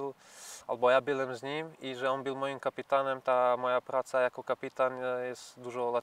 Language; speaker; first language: Polish; non-native, fluent; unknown